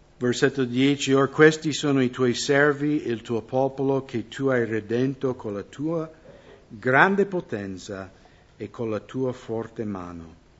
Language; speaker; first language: Italian; non-native, fluent; English